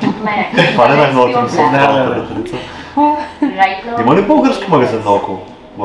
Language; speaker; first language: Bulgarian; native; Bulgarian